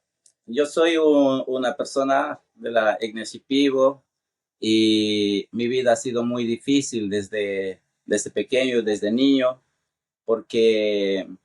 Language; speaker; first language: Spanish; non-native, local second language; Shipibo-Conibo